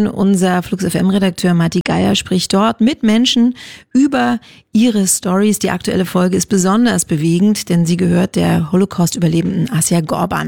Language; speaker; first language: German; native; German